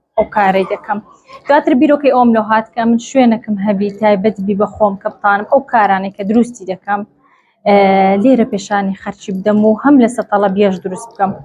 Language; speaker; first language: Central Kurdish; native; Central Kurdish